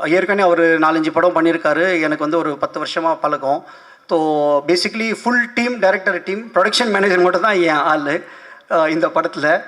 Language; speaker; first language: Tamil; non-native, local second language; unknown